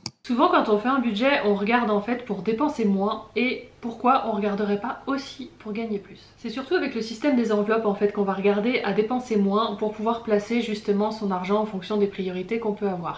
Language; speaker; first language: French; native; French